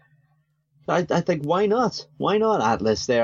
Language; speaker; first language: English; native; English